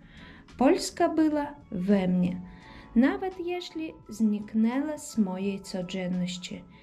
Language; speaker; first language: Polish; early bilingual, heritage; Polish